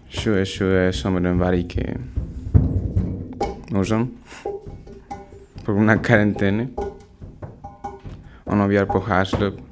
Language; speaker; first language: Norwegian; non-native, learner; Spanish